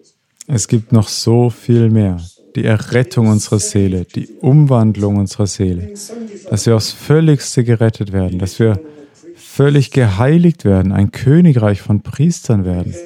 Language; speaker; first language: German; non-native, fluent; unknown